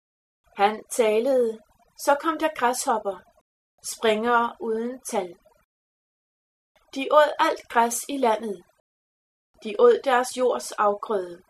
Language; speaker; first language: Danish; native; Danish